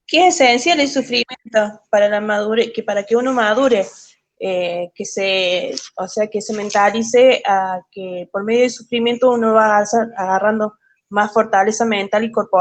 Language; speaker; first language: Spanish; native; Spanish